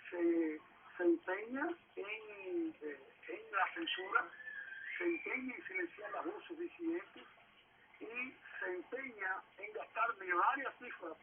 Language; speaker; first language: Spanish; native; Spanish